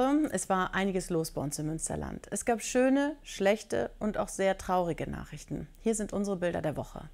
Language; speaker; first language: German; native; German